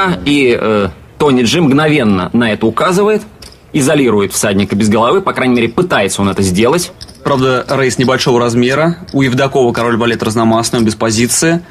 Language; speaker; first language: Russian; native; Russian